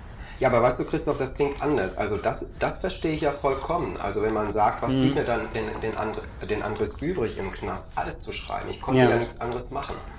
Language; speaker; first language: German; native; German